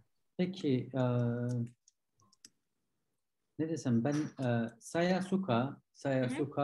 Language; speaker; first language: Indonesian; non-native, learner; Turkish